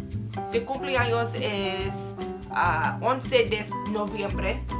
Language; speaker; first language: Spanish; non-native, learner; English